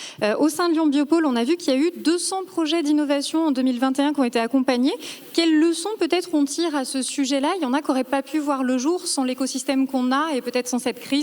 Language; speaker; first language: French; native; French